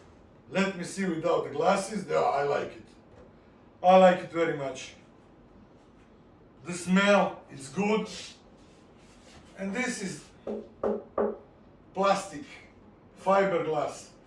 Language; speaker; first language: English; non-native, learner; Italian